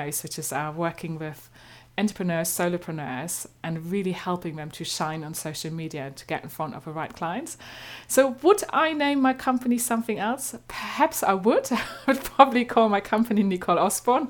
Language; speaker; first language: English; non-native, fluent; German